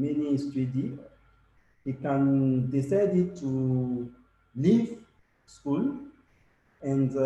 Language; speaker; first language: English; non-native, learner; French